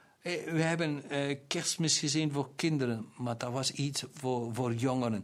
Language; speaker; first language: Dutch; non-native, local second language; German